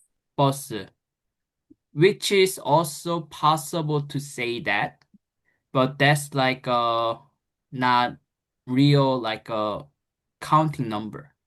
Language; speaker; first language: English; non-native, fluent; Korean